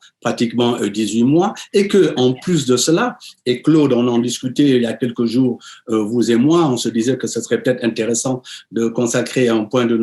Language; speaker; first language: French; native; French